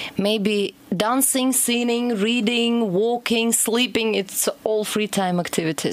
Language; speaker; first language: English; non-native, fluent; Russian